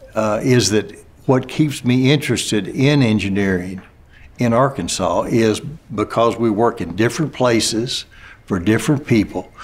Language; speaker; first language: English; native; English